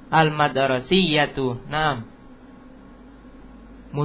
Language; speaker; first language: Arabic; non-native, fluent; Indonesian